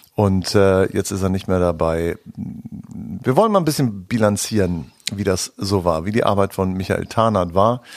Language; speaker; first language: German; native; German